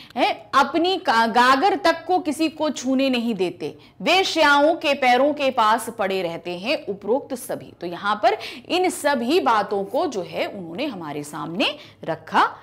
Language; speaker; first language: Hindi; native; Hindi